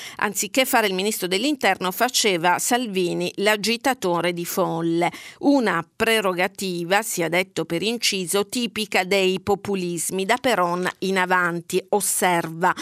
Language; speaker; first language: Italian; native; Italian